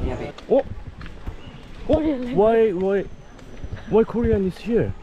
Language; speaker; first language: English; non-native, learner; Korean